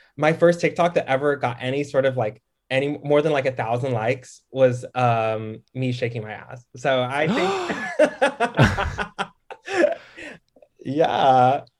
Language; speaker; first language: English; native; English